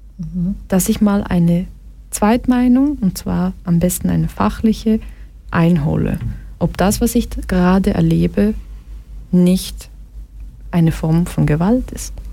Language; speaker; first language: German; early bilingual, other home language; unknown